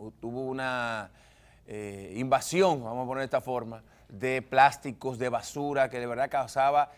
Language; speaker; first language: Spanish; native; Spanish